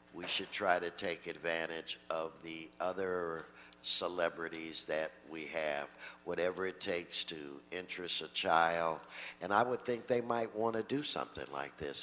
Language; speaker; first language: English; native; English